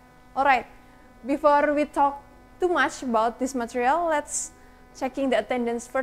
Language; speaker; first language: English; non-native, learner; Indonesian